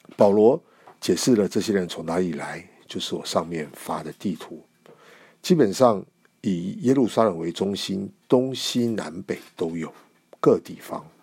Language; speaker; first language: Chinese; native; Chinese